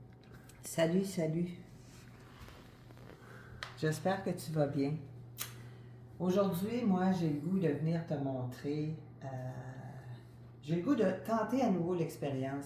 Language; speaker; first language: French; native; French